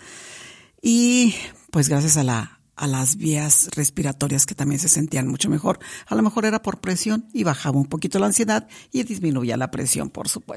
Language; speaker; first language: Spanish; native; Spanish